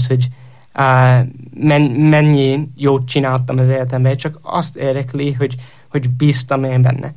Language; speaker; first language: Hungarian; non-native, fluent; English